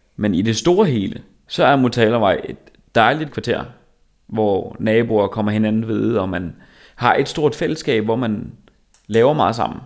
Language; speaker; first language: Danish; native; Danish